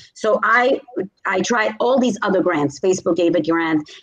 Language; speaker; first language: English; native; English